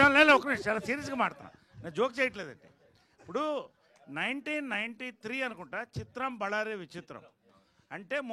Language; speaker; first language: Telugu; native; Telugu